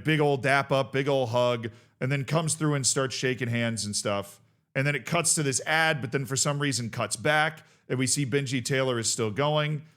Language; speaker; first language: English; native; English